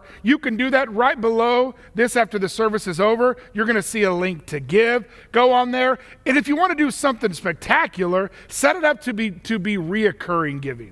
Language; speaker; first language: English; native; English